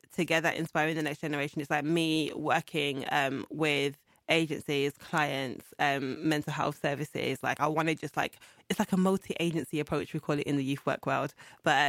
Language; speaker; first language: English; native; English